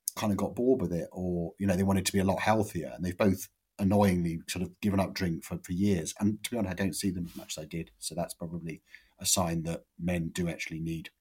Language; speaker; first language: English; native; English